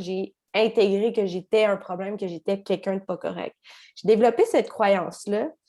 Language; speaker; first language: French; native; French